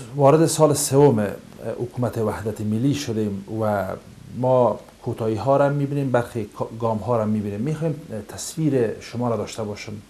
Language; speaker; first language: Persian; native; Persian